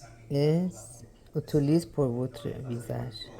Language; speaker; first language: French; non-native, learner; Persian